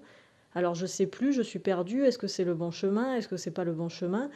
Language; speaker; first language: French; native; French